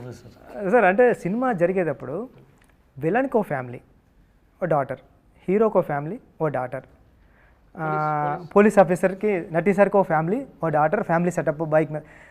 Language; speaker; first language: Telugu; native; Telugu